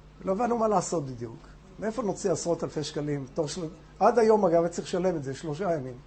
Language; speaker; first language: Hebrew; non-native, fluent; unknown